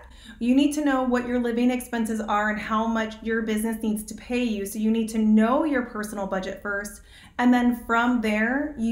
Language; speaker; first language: English; native; English